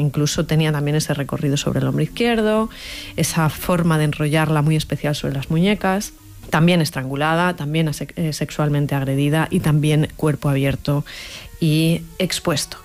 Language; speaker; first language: Spanish; native; Spanish